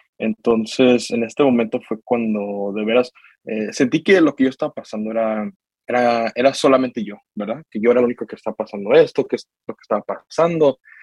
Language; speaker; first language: Spanish; early bilingual, heritage; Spanish